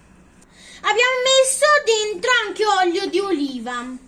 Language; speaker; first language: Italian; early bilingual, other home language; Urdu